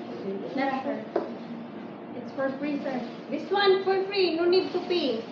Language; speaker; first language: English; non-native, learner; Filipino